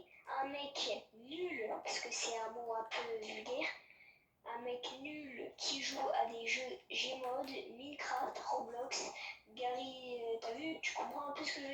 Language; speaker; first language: French; native; French